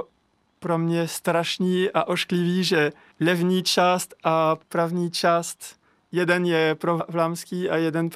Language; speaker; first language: Czech; non-native, learner; French